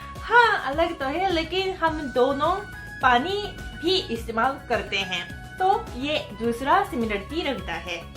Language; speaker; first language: Hindi; non-native, fluent; Japanese